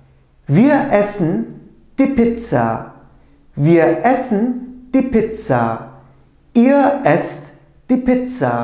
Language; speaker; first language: German; non-native, fluent; Turkish